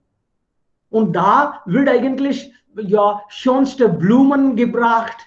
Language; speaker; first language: German; non-native, fluent; Hindi